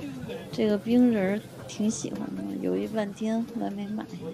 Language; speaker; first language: Chinese; native; Chinese